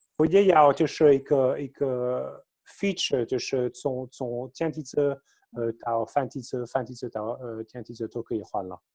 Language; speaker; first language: Chinese; non-native, fluent; French